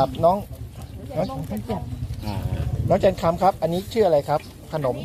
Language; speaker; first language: Thai; native; Thai